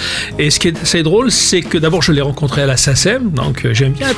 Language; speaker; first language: French; native; French